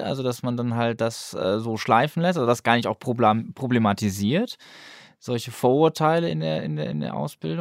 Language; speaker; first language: German; native; German